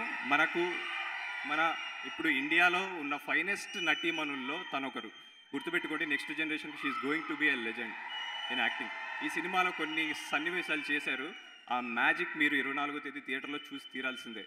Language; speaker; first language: Telugu; native; Telugu